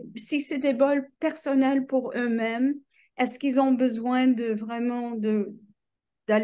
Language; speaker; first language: French; non-native, fluent; English